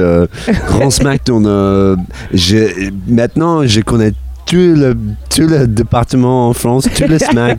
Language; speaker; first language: French; non-native, learner; English